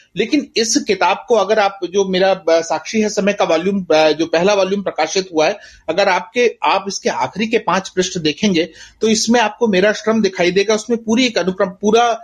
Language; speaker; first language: Hindi; native; Hindi